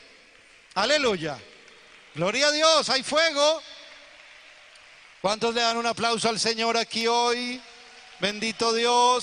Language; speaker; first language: Spanish; native; Spanish